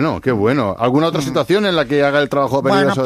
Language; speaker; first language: Spanish; native; Spanish